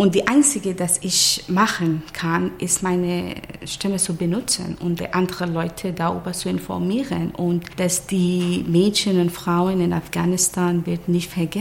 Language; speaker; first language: German; non-native, learner; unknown